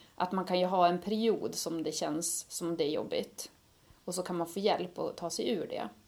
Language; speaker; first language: Swedish; native; Swedish